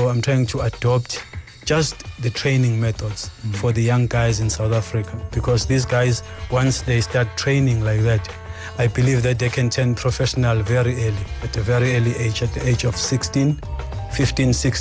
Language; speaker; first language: English; non-native, local second language; Zulu